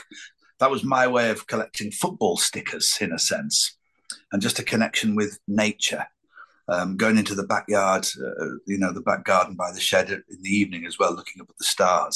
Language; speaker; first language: English; native; English